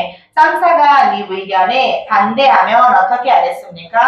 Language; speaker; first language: Korean; non-native, fluent; Nepali